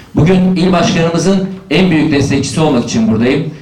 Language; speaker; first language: Turkish; native; Turkish